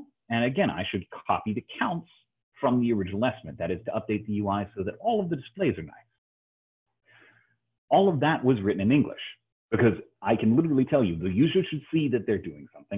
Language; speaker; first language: English; native; English